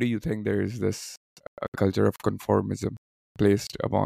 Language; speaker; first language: English; non-native, local second language; Urdu